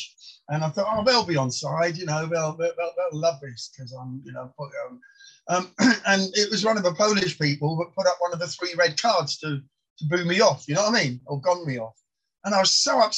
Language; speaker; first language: English; non-native, local second language; Polish